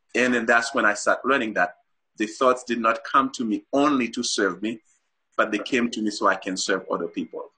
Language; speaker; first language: English; non-native, fluent; Haitian Creole